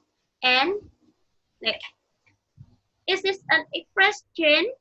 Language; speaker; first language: English; non-native, fluent; Vietnamese